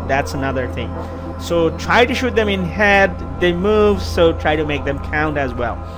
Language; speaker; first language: English; non-native, fluent; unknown